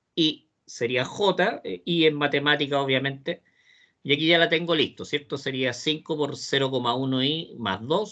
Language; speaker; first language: Spanish; native; Spanish